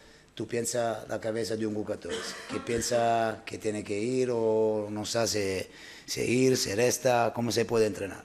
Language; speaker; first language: Spanish; non-native, learner; Italian